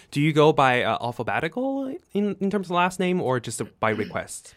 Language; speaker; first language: English; non-native, fluent; Chinese